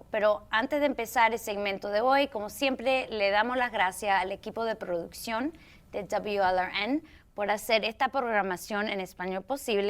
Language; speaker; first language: Spanish; early bilingual, heritage; Spanish